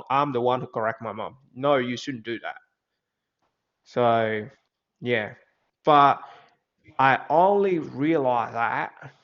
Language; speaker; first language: English; non-native, fluent; Vietnamese